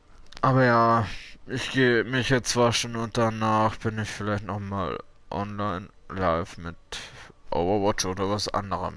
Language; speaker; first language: German; native; German